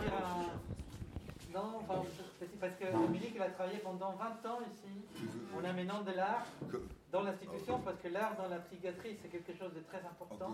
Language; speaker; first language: French; native; French